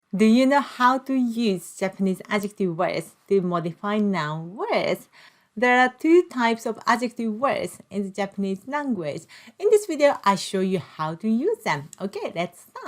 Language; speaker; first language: English; non-native, local second language; Japanese